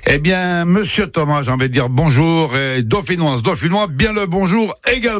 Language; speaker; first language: French; native; French